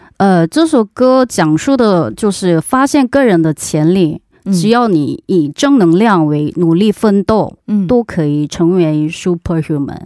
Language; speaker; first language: Chinese; non-native, fluent; Korean